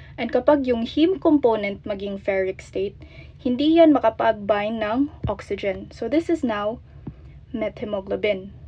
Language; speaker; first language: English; non-native, local second language; Filipino